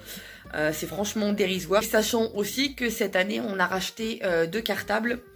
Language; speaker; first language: French; native; French